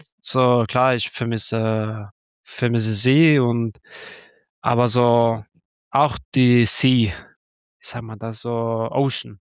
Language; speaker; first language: German; non-native, learner; Norwegian